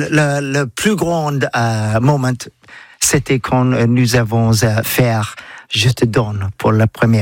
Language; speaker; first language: French; non-native, learner; English